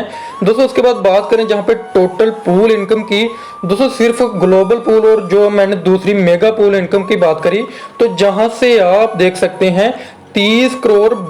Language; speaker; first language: Hindi; native; Hindi